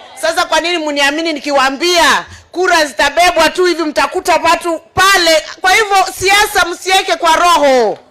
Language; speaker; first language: Swahili; non-native, local second language; Kikuyu